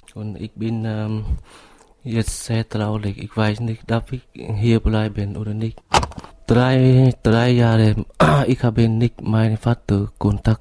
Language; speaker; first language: German; non-native, learner; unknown